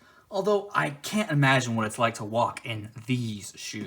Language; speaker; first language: English; native; English